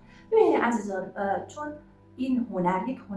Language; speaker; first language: Persian; native; Persian